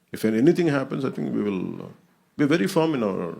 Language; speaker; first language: English; non-native, local second language; Telugu